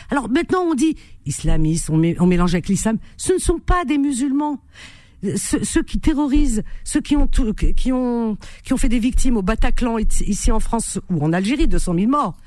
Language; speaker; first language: French; native; French